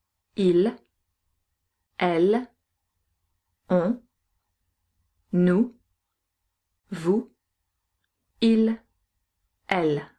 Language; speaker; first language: French; non-native, fluent; English